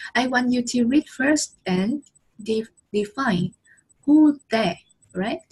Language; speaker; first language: English; non-native, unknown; Vietnamese